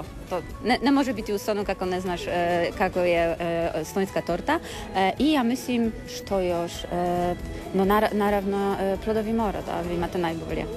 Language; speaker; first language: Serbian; non-native, learner; Polish